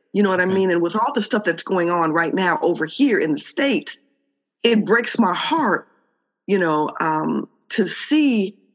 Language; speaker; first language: English; native; English